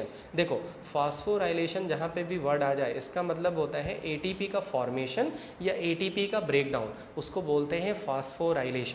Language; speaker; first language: Hindi; native; Hindi